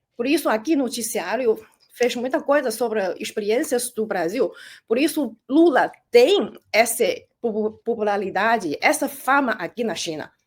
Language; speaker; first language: Portuguese; non-native, fluent; Chinese